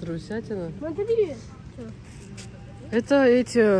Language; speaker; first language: Russian; native; Russian